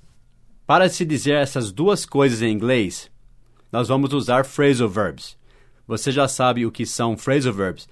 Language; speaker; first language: Portuguese; non-native, fluent; English